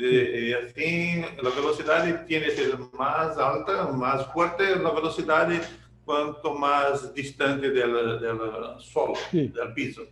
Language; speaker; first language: Portuguese; non-native, learner; Spanish